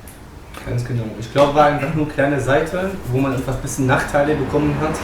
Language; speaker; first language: German; non-native, fluent; Arabic